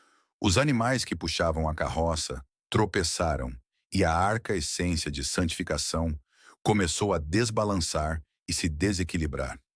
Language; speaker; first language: Portuguese; native; Portuguese